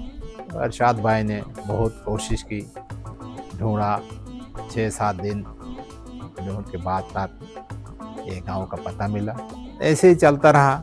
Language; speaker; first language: Hindi; early bilingual, heritage; Hindi